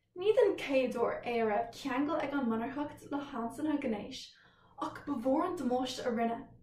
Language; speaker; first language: Irish; non-native, local second language; English